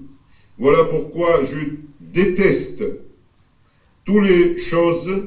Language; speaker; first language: French; non-native, fluent; Russian